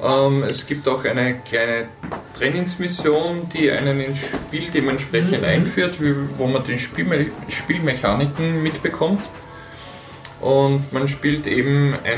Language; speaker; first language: German; native; German